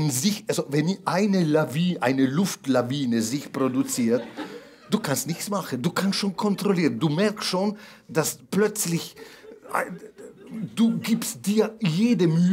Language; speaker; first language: German; non-native, fluent; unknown